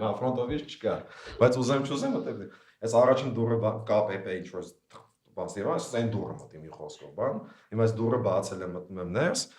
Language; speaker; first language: Armenian; early bilingual, heritage; Armenian